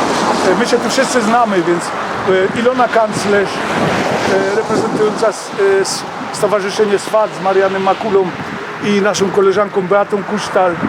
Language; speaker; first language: Polish; native; Polish